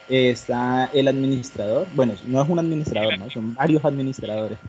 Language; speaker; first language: Spanish; native; Spanish